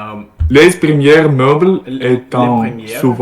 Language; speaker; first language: French; non-native, learner; Russian